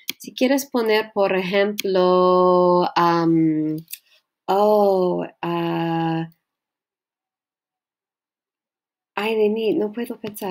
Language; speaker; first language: Spanish; non-native, learner; English